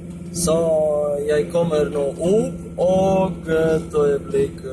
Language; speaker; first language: Swedish; non-native, learner; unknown